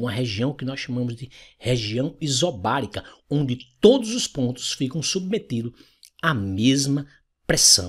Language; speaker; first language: Portuguese; native; Portuguese